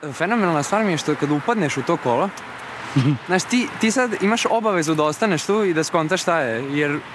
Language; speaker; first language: Serbian; native; Serbian